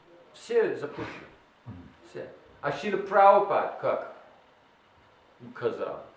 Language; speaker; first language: Russian; non-native, learner; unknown